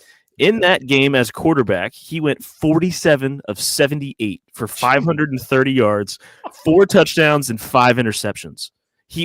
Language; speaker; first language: English; native; English